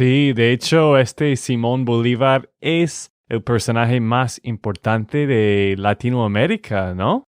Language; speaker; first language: Spanish; non-native, fluent; English